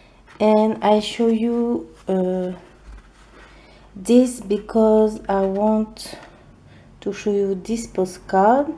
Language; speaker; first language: English; non-native, learner; French